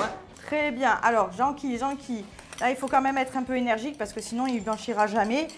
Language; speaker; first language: French; native; French